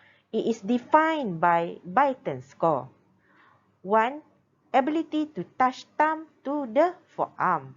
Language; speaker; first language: English; non-native, local second language; Malay